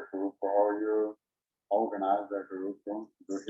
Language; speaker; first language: English; non-native, learner; Chinese